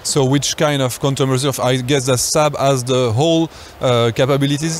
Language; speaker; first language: English; non-native, fluent; French